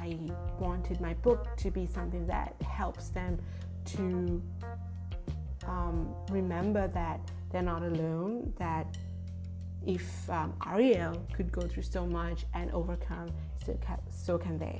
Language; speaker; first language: English; non-native, local second language; Sinhala